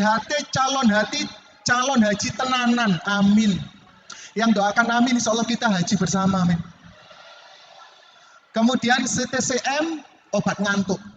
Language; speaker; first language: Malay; non-native, local second language; Javanese